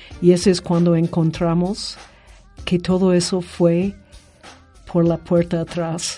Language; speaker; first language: Spanish; non-native, fluent; English